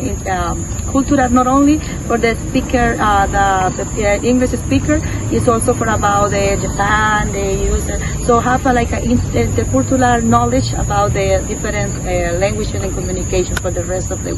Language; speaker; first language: English; non-native, learner; Spanish